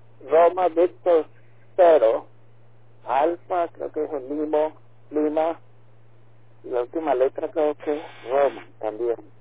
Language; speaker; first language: Spanish; native; Spanish